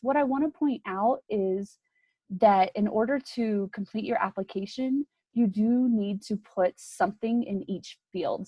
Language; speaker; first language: English; native; English